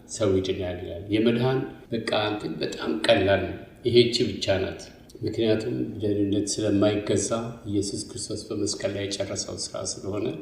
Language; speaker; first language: Amharic; native; Amharic